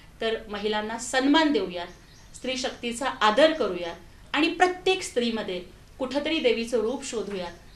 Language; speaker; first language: Marathi; non-native, local second language; Telugu